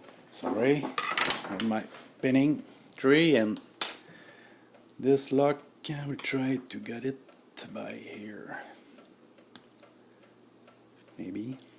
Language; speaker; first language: English; non-native, learner; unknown